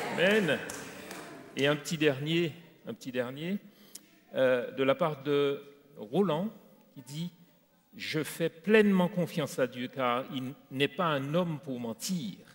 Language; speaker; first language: French; native; French